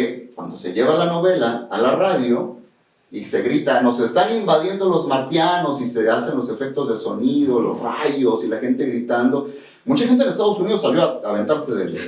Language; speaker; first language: Spanish; native; Spanish